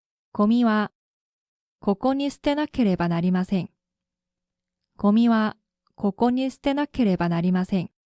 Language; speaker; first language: Japanese; non-native, fluent; Korean